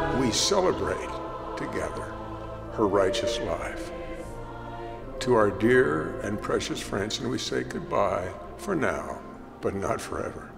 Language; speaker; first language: English; native; English